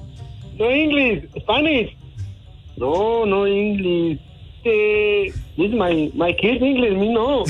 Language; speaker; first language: English; non-native, learner; Spanish